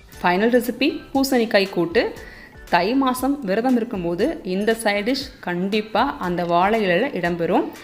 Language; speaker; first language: Tamil; native; Tamil